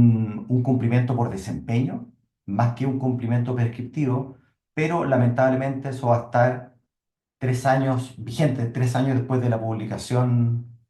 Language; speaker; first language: Spanish; native; Spanish